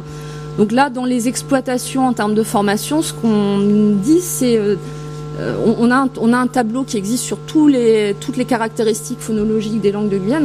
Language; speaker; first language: French; native; French